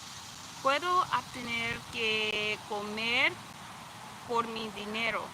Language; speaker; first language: Spanish; non-native, learner; English